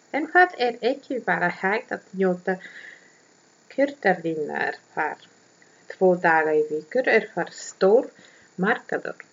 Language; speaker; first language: Icelandic; non-native, learner; German